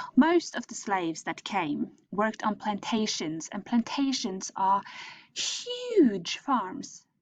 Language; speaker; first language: English; non-native, fluent; Norwegian